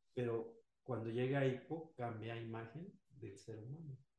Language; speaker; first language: Spanish; native; Spanish